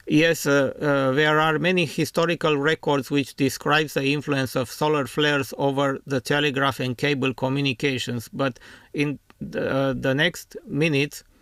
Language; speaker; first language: English; non-native, fluent; Romanian